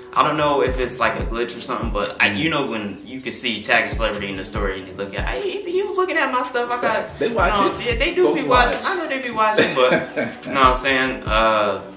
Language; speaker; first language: English; native; English